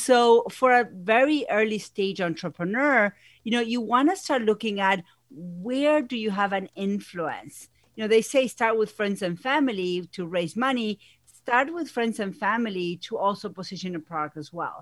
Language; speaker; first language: English; non-native, fluent; Spanish